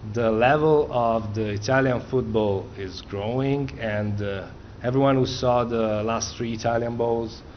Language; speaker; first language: English; non-native, fluent; Italian